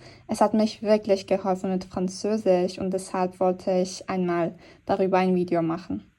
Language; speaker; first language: German; non-native, fluent; Turkish